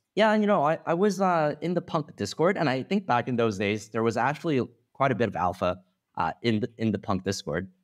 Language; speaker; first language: English; non-native, fluent; Chinese